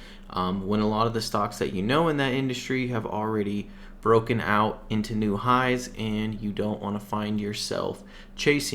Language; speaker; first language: English; native; English